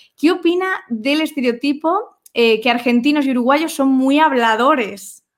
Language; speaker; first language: Spanish; native; Spanish